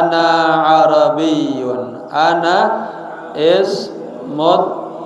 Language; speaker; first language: Arabic; non-native, fluent; Indonesian